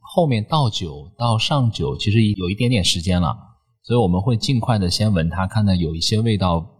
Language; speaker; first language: Chinese; native; Chinese